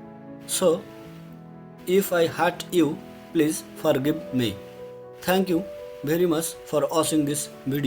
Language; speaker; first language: English; non-native, fluent; Bangla